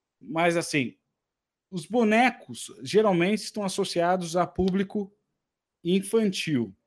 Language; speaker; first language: Portuguese; native; Portuguese